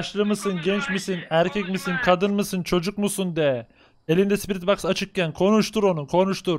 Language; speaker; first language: Turkish; native; Turkish